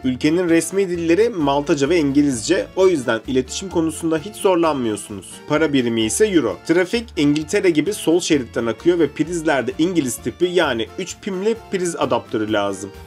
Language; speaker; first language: Turkish; native; Turkish